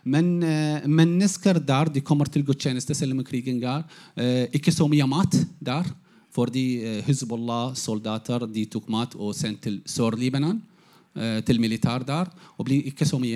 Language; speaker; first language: Norwegian; non-native, fluent; Arabic